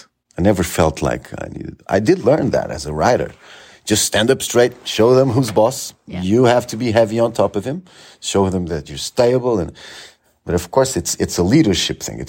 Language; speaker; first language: English; non-native, fluent; Portuguese